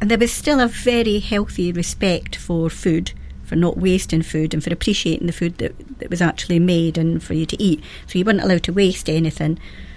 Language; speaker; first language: English; native; English